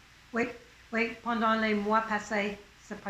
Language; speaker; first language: French; non-native, local second language; English